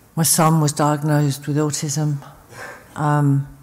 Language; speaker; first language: English; native; English